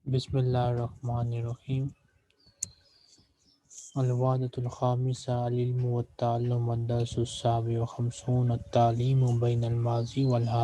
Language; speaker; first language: Arabic; non-native, fluent; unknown